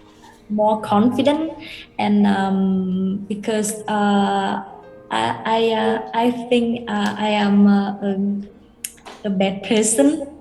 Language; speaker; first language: English; non-native, learner; Vietnamese